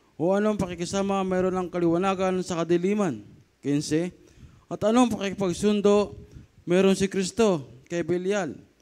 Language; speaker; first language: Filipino; native; Filipino